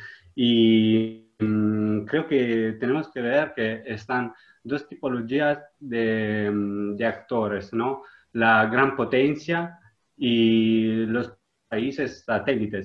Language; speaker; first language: Spanish; non-native, learner; Italian